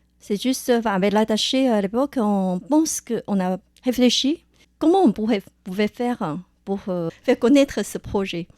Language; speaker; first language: French; non-native, fluent; Chinese